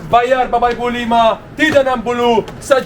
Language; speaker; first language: Indonesian; non-native, learner; Arabic